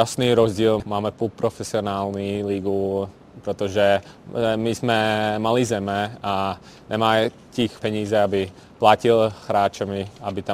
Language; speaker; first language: Czech; non-native, learner; Latvian